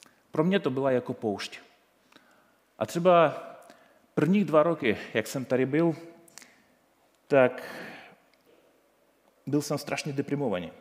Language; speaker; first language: Ukrainian; native; Ukrainian